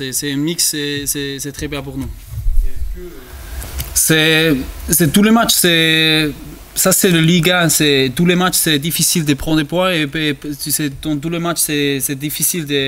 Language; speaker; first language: French; non-native, learner; German